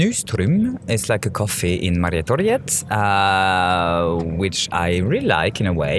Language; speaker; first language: English; non-native, fluent; French